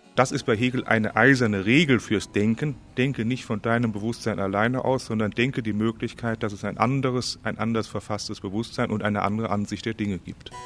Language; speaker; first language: German; native; German